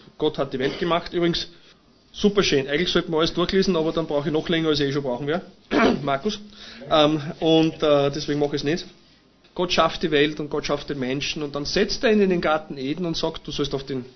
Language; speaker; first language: German; native; German